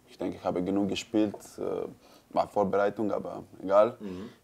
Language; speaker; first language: German; non-native, learner; Croatian